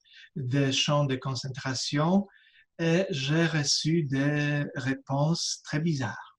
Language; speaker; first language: French; non-native, fluent; Polish